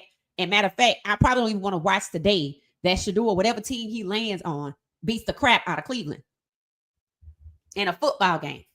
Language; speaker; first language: English; native; English